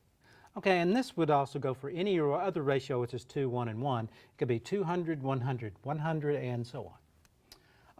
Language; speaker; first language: English; native; English